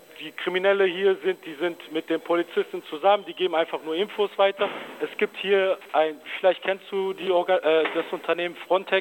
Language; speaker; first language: German; early bilingual, other home language; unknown